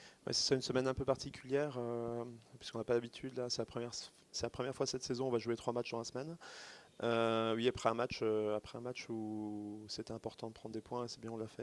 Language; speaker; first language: French; native; French